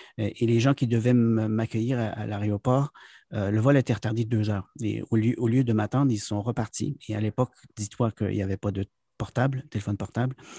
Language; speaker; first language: French; native; French